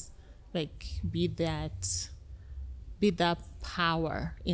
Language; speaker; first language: English; non-native, local second language; Yoruba